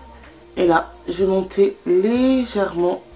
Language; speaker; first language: French; native; French